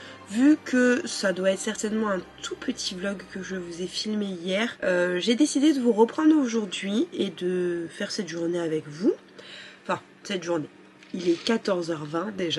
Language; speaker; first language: French; native; French